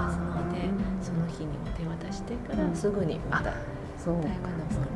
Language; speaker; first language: Japanese; non-native, fluent; Chinese